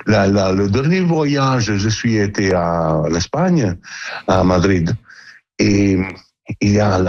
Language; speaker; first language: French; non-native, learner; Italian